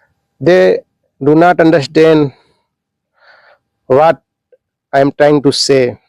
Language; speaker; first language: English; non-native, local second language; Hindi